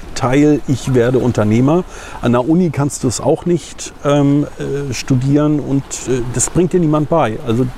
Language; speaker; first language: German; native; German